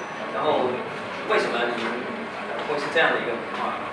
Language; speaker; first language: Chinese; native; Chinese